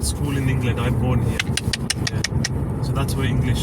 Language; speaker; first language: English; early bilingual, other home language; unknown